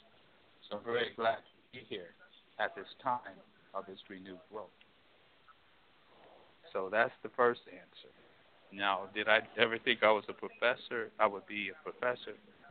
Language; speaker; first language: English; native; English